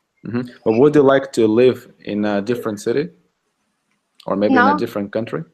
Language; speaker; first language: English; non-native, fluent; Russian